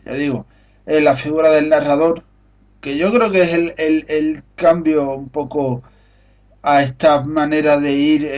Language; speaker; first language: Spanish; native; Spanish